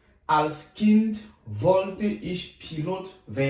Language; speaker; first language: German; non-native, fluent; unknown